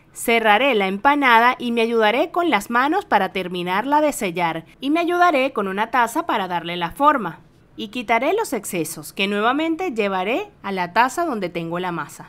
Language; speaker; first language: Spanish; native; Spanish